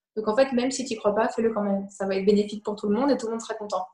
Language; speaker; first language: French; native; French